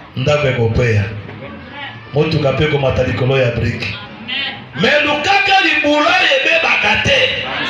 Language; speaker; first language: Lingala; native; Lingala